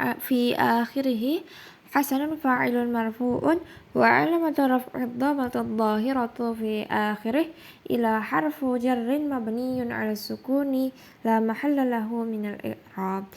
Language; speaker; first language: Arabic; non-native, learner; Indonesian